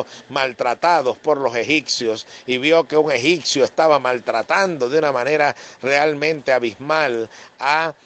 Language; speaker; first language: Spanish; native; Spanish